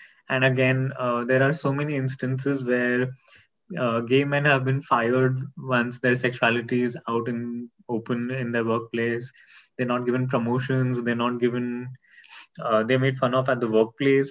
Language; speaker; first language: English; non-native, local second language; Hindi